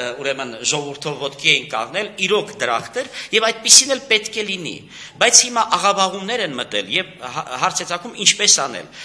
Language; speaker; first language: Armenian; native; Armenian